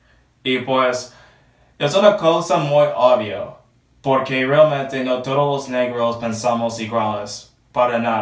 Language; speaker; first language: Spanish; non-native, learner; English